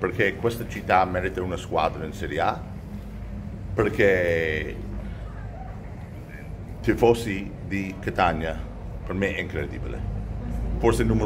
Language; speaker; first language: Italian; non-native, learner; English